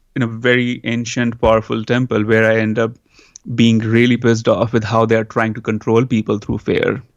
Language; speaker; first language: English; non-native, local second language; Hindi